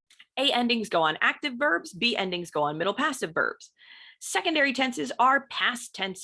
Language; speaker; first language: English; native; English